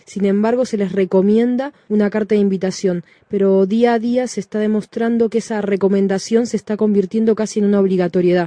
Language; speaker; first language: Spanish; native; Spanish